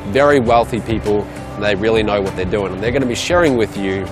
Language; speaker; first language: English; native; English